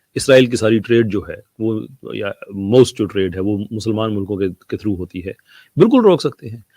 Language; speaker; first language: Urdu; non-native, local second language; Punjabi